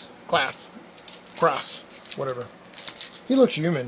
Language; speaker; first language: English; native; English